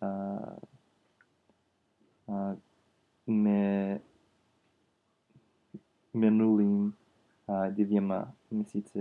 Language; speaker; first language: Czech; non-native, learner; English